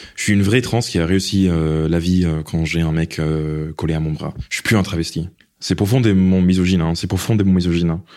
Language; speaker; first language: French; non-native, fluent; English